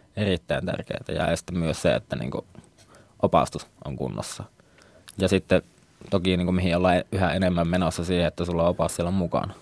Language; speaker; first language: Finnish; native; Finnish